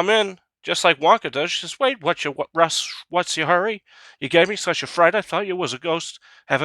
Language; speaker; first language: English; native; English